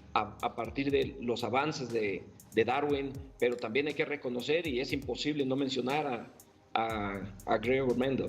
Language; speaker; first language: Spanish; native; Spanish